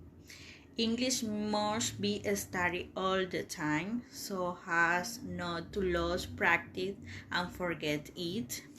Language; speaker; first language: English; non-native, learner; Spanish